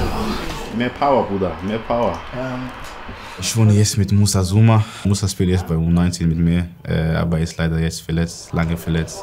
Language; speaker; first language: German; non-native, learner; Swedish